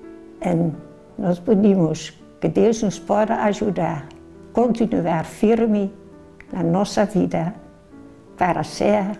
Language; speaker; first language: Portuguese; non-native, learner; Dutch